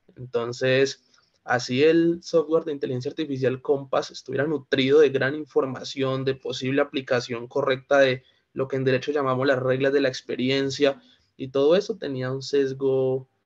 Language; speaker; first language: Spanish; native; Spanish